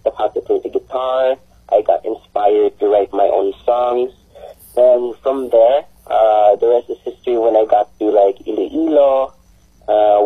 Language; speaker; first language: English; non-native, local second language; Aklanon